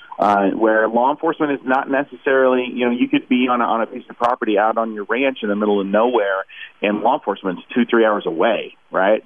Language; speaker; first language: English; native; English